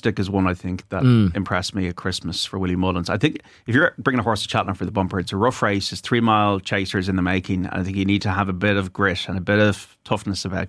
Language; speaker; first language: English; native; English